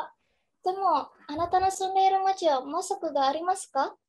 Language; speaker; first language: Japanese; non-native, learner; Indonesian